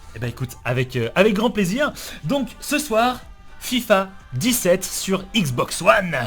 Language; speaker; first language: French; native; French